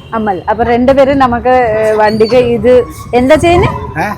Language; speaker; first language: Malayalam; non-native, learner; Nepali